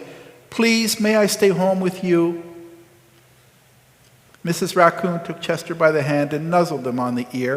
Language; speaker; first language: English; native; English